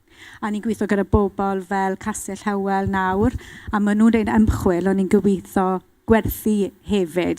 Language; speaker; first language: Welsh; non-native, local second language; English